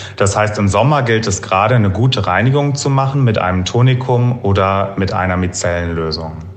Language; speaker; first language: German; native; German